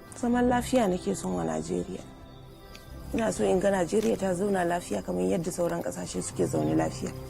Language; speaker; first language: Hausa; native; Hausa